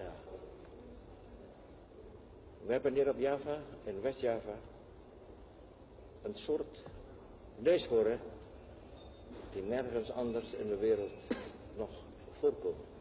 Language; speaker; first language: Dutch; non-native, fluent; Indonesian